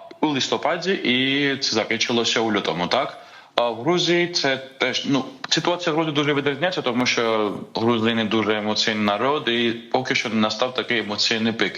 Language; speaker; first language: Ukrainian; non-native, fluent; Georgian